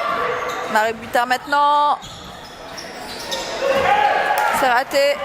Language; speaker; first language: French; native; French